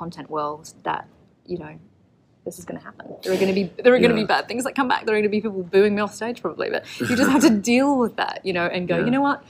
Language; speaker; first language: English; native; English